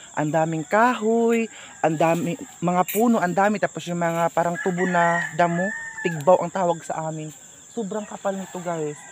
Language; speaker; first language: Filipino; non-native, local second language; Cebuano